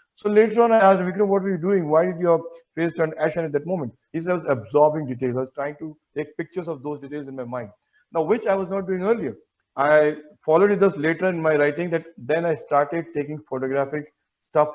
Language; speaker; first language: English; non-native, local second language; Hindi